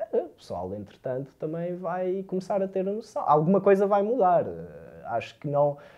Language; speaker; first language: Portuguese; early bilingual, other home language; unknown